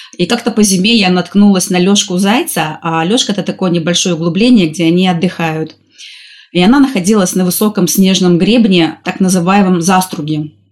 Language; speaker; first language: Russian; native; Russian